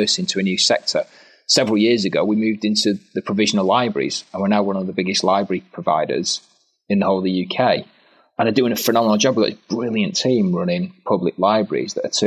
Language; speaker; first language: English; native; English